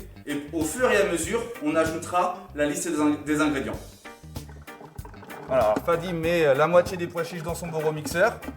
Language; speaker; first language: French; native; French